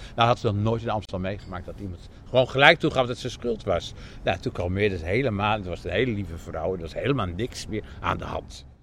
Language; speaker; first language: Dutch; native; Dutch